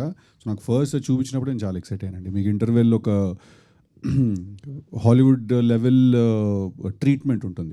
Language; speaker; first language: Telugu; native; Telugu